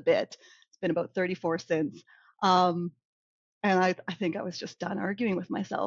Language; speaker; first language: English; native; English